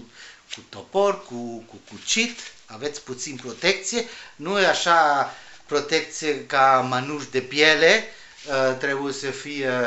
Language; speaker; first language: Romanian; non-native, learner; Spanish